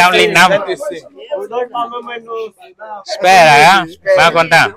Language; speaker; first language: Portuguese; non-native, learner; Vietnamese